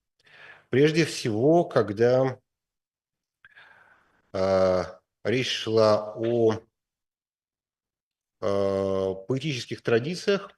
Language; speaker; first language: Russian; native; Russian